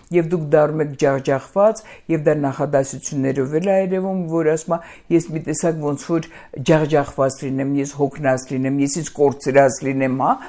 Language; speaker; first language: Armenian; native; Armenian